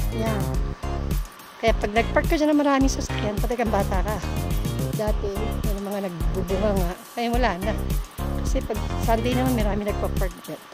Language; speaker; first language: Filipino; native; Filipino